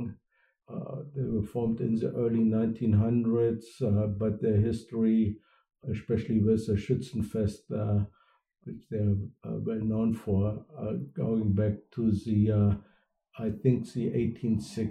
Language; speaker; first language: English; non-native, fluent; German